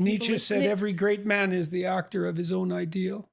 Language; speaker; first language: English; native; English